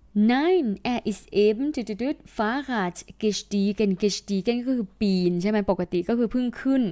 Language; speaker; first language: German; non-native, fluent; Thai